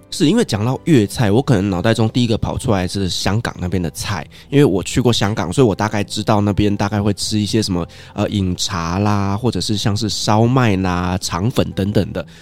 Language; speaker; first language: Chinese; native; Chinese